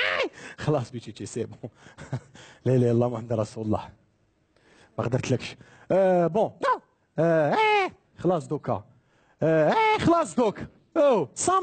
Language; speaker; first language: Arabic; native; Arabic